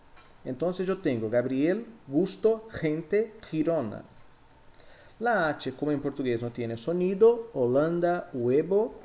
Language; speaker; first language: Spanish; non-native, fluent; Portuguese